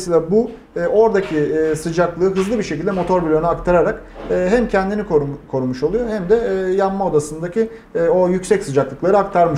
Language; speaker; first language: Turkish; native; Turkish